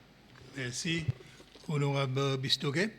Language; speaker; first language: French; non-native, local second language; Seselwa Creole French